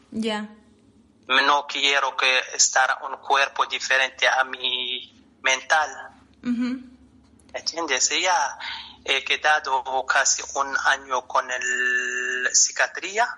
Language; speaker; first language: Spanish; non-native, learner; Arabic